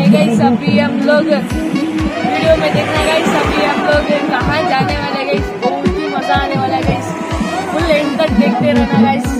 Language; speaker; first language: Hindi; non-native, local second language; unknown